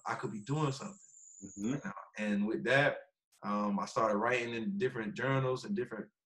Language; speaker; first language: English; native; English